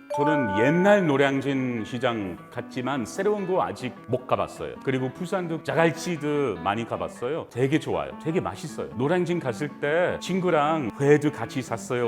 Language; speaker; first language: Korean; non-native, learner; English